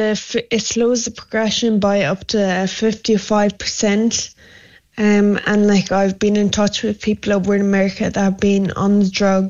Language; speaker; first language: English; native; English